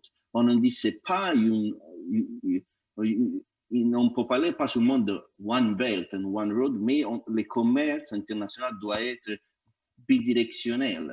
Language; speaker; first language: French; non-native, fluent; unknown